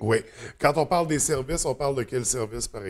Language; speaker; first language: French; native; French